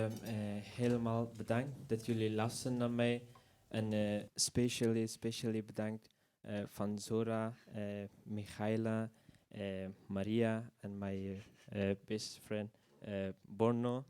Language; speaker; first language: Dutch; non-native, learner; Persian